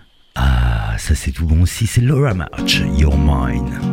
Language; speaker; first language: French; native; French